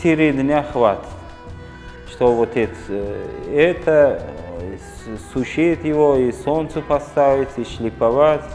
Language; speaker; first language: Russian; non-native, learner; Uzbek